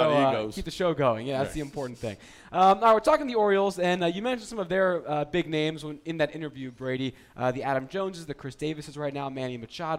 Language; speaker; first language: English; native; English